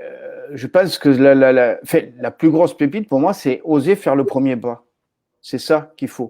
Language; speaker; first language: French; native; French